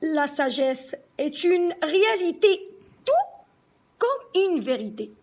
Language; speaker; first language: French; non-native, local second language; Arabic